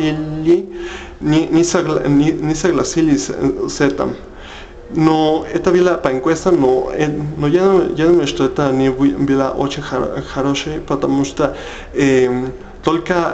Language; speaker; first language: Russian; non-native, learner; Spanish